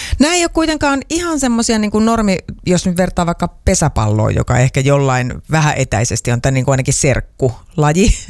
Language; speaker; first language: Finnish; native; Finnish